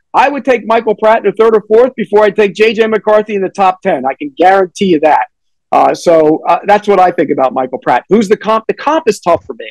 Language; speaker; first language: English; native; English